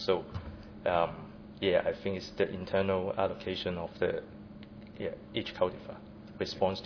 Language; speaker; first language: English; non-native, fluent; Chinese